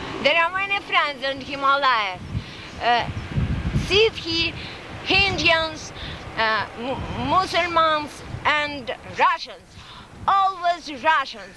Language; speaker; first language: English; non-native, learner; Russian